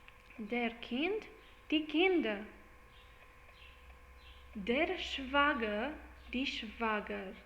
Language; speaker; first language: German; non-native, learner; English